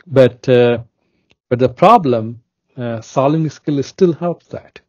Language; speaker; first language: English; non-native, local second language; Hindi